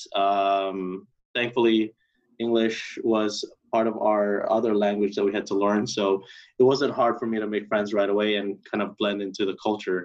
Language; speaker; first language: English; early bilingual, other home language; Cebuano